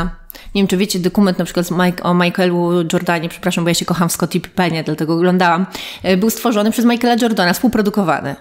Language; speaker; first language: Polish; native; Polish